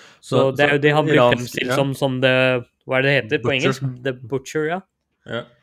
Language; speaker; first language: Norwegian; early bilingual, other home language; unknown